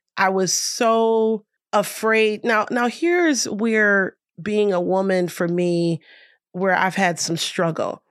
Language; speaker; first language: English; native; English